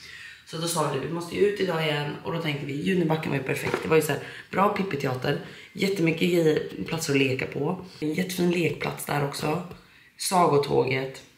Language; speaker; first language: Swedish; native; Swedish